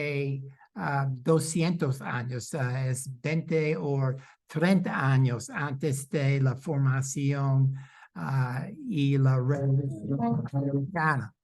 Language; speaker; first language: Spanish; non-native, fluent; English